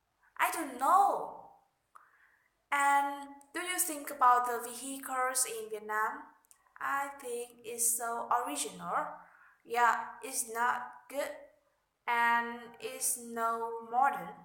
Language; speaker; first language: English; non-native, learner; Vietnamese